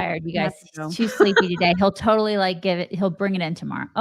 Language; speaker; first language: English; native; English